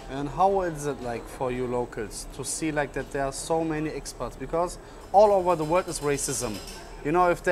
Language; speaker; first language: English; non-native, learner; German